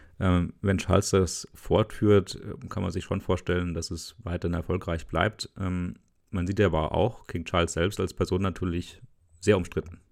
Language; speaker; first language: German; native; German